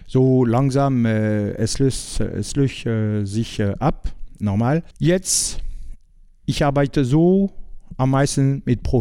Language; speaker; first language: German; non-native, learner; French